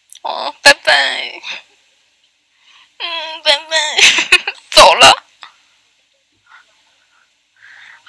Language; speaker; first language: Chinese; native; Chinese